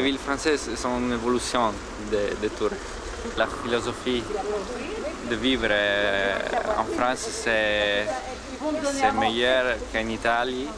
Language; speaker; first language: French; non-native, learner; Italian